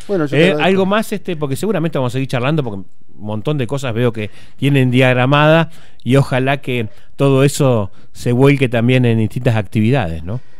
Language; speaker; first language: Spanish; native; Spanish